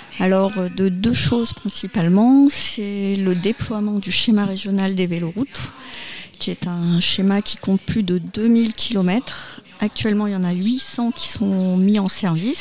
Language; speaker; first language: French; native; French